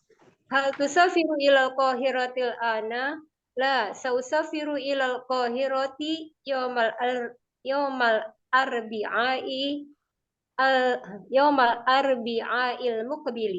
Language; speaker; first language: Arabic; non-native, learner; Indonesian